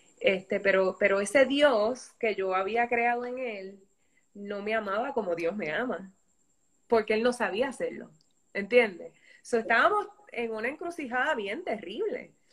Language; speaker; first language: Spanish; native; Spanish